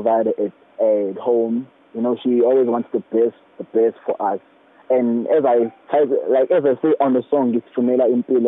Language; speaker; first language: English; non-native, local second language; Zulu